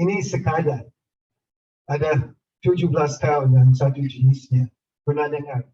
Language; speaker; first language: Indonesian; non-native, fluent; English